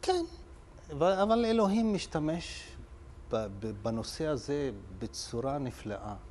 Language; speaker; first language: Hebrew; non-native, local second language; Arabic